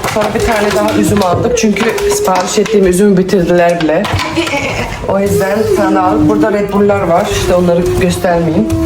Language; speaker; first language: Turkish; early bilingual, heritage; Turkish